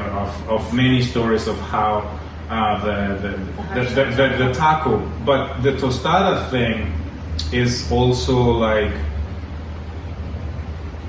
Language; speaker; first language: English; non-native, fluent; Spanish